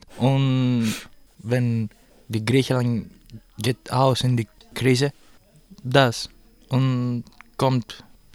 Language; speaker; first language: German; non-native, learner; Greek